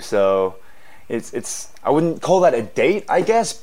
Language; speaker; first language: English; native; English